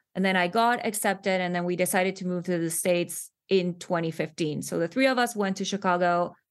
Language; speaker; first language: English; non-native, fluent; Spanish